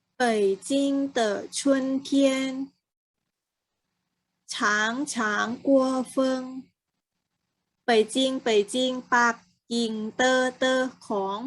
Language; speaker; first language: Chinese; non-native, fluent; Thai